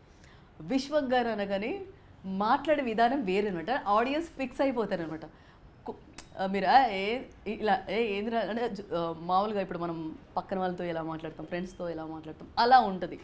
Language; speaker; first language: Telugu; native; Telugu